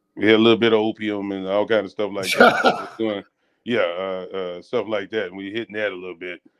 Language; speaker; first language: English; native; English